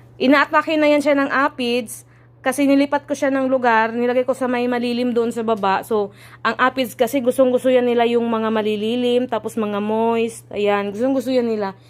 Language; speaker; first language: Filipino; non-native, local second language; Cebuano